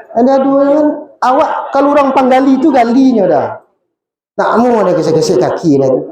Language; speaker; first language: Malay; non-native, local second language; Minangkabau